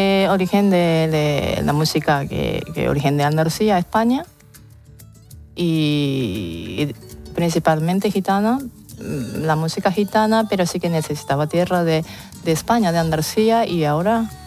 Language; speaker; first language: Spanish; non-native, fluent; Japanese